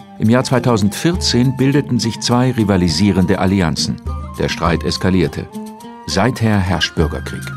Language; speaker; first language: German; native; German